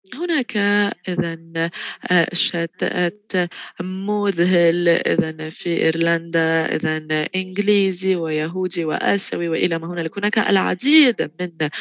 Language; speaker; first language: Arabic; non-native, fluent; Tigrinya